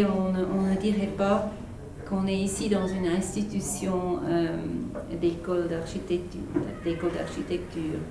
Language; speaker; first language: French; non-native, fluent; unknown